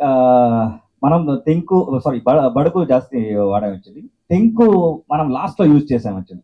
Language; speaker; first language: Telugu; non-native, learner; Kannada